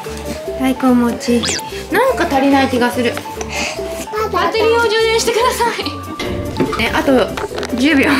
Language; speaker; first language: Japanese; native; Japanese